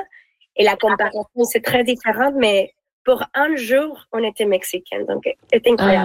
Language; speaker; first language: French; non-native, learner; Spanish